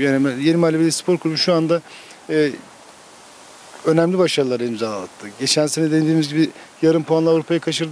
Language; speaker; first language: Turkish; native; Turkish